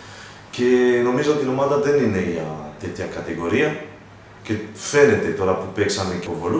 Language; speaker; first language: Greek; non-native, learner; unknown